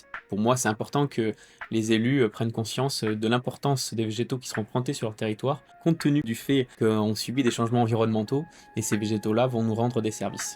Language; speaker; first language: French; native; French